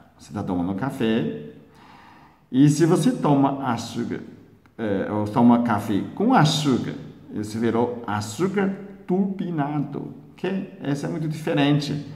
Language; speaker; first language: Portuguese; non-native, fluent; Chinese